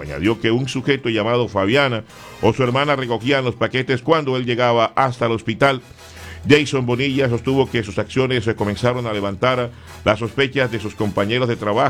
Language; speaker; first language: Spanish; native; Spanish